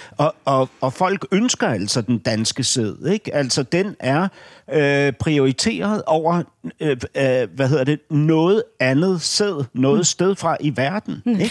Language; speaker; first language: Danish; native; Danish